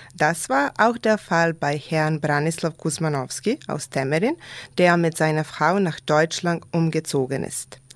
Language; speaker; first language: German; non-native, fluent; Serbian